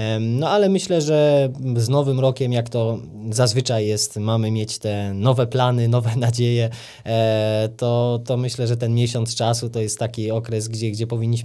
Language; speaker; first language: Polish; native; Polish